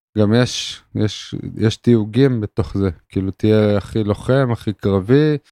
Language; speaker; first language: Hebrew; native; Hebrew